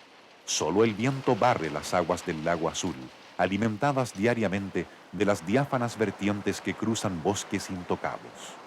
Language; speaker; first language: Spanish; native; Spanish